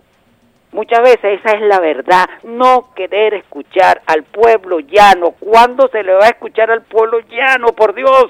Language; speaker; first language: Spanish; native; Spanish